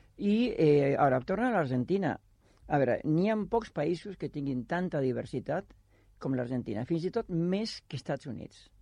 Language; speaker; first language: Catalan; non-native, fluent; Spanish